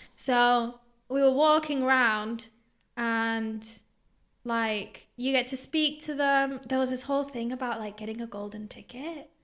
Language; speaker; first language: English; early bilingual, other home language; Greek